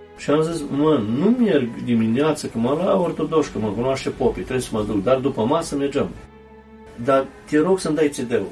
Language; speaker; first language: Romanian; native; Romanian